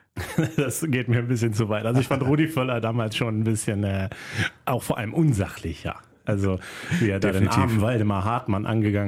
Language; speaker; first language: German; native; German